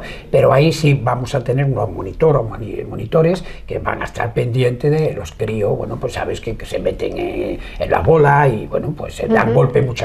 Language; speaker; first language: Spanish; native; Spanish